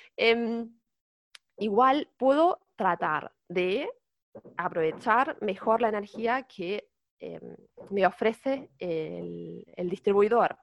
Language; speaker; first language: Spanish; non-native, fluent; German